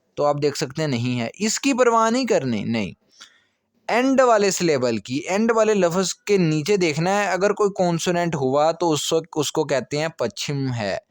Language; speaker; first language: Urdu; non-native, local second language; Punjabi